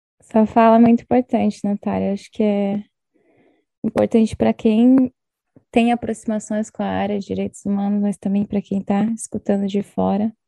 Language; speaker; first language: Portuguese; native; Portuguese